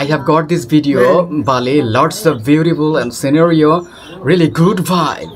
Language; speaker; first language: English; non-native, local second language; Bangla